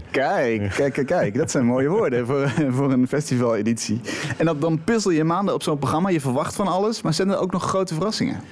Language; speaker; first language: Dutch; native; Dutch